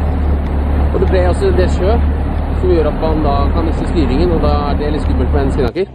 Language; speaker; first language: Norwegian; native; Norwegian